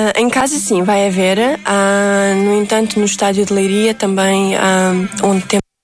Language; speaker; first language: Portuguese; early bilingual, other home language; Uzbek